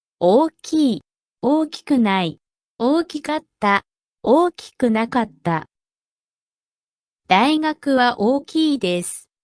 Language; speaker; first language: Japanese; non-native, fluent; Korean